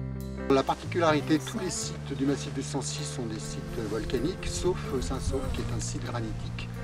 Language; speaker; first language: French; native; French